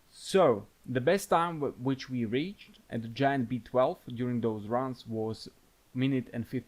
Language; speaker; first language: English; non-native, fluent; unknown